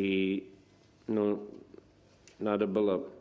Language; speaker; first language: Russian; non-native, fluent; English